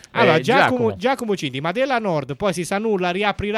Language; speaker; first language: Italian; native; Italian